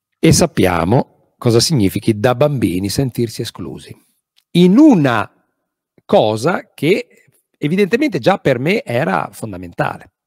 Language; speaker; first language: Italian; native; Italian